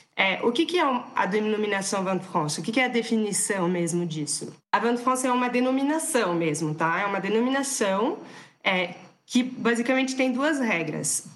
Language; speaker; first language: Portuguese; non-native, fluent; French